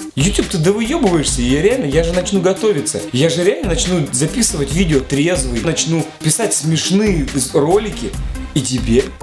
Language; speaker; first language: Russian; native; Russian